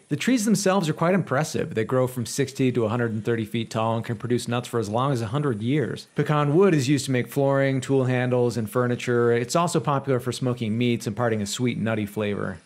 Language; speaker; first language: English; native; English